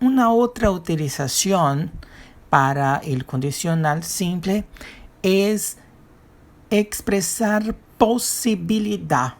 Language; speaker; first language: Spanish; non-native, fluent; Portuguese